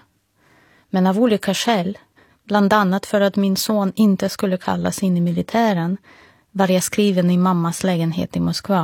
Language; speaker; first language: Swedish; non-native, fluent; Russian